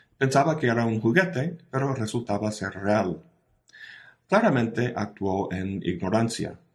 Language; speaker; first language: Spanish; non-native, fluent; English